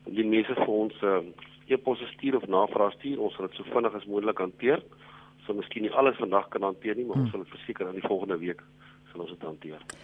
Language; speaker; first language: Afrikaans; native; Afrikaans